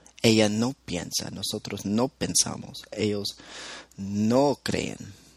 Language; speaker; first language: Spanish; non-native, fluent; English